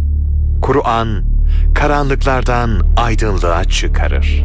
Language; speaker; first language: Turkish; native; Turkish